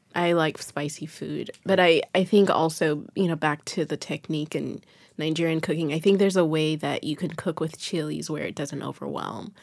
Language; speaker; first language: English; non-native, local second language; Yoruba